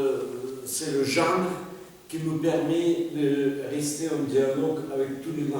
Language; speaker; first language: French; non-native, learner; Russian